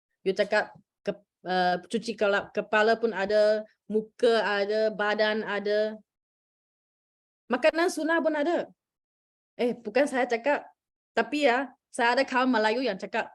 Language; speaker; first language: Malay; non-native, local second language; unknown